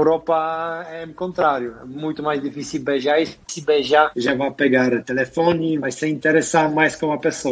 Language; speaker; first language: Portuguese; non-native, fluent; Polish